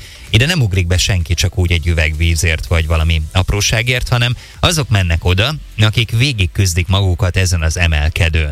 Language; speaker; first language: Hungarian; native; Hungarian